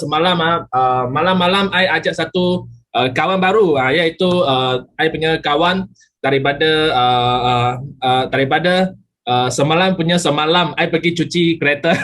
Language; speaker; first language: Malay; native; Malay